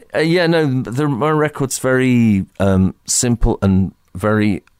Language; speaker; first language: English; native; English